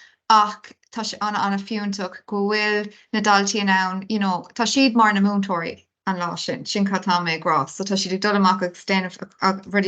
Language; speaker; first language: Irish; non-native, local second language; English